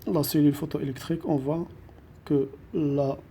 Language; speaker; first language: French; non-native, local second language; Arabic